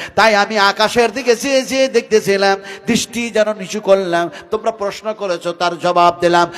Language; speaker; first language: Bangla; non-native, local second language; Hindi